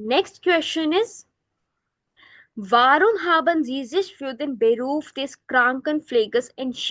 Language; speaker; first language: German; non-native, fluent; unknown